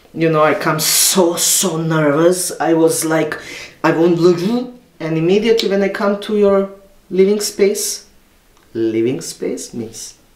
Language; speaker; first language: English; non-native, learner; Serbian